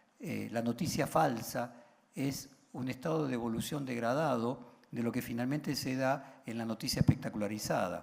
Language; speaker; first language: Spanish; native; Spanish